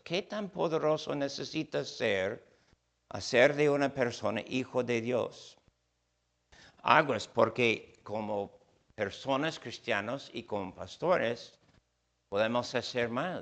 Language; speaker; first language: Spanish; non-native, fluent; English